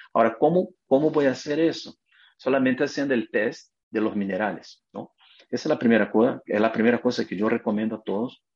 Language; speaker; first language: Spanish; non-native, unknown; Portuguese